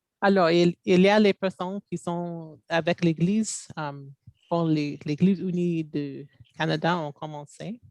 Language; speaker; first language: French; non-native, local second language; English